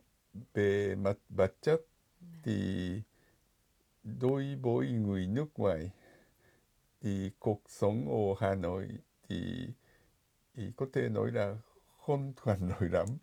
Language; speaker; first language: Vietnamese; non-native, fluent; Japanese